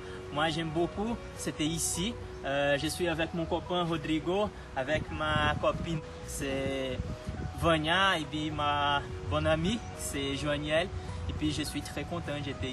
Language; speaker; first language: French; non-native, learner; Portuguese